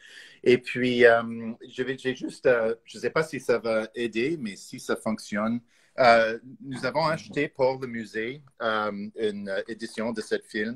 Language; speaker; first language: French; non-native, fluent; English